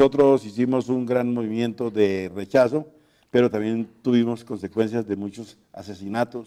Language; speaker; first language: Spanish; native; Spanish